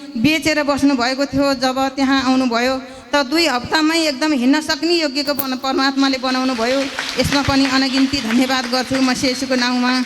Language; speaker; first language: Nepali; native; Nepali